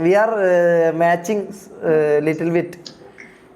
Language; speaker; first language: English; non-native, learner; Malayalam